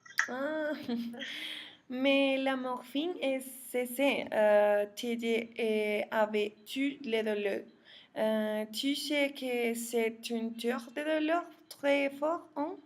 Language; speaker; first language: French; non-native, learner; Spanish